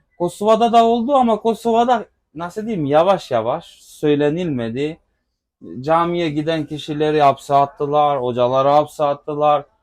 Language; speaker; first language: Turkish; non-native, local second language; Albanian